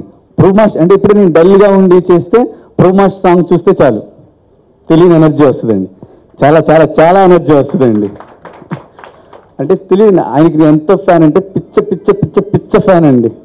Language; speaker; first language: Telugu; native; Telugu